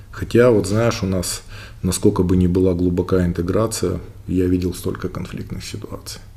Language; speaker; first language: Russian; native; Russian